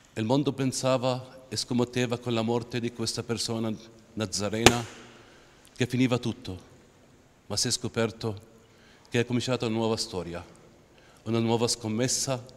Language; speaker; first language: Italian; non-native, fluent; Arabic